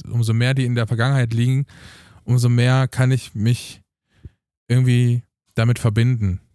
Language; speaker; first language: German; early bilingual, other home language; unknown